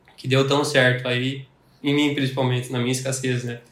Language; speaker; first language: Portuguese; native; Portuguese